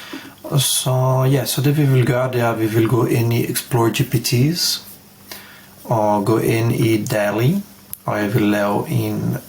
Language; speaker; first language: Danish; non-native, fluent; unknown